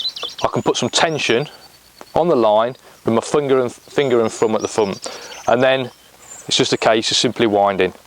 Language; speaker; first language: English; native; English